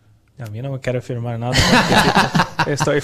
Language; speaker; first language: Spanish; non-native, fluent; Portuguese